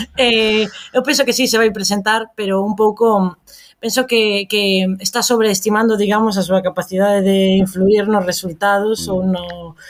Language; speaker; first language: Galician; native; Galician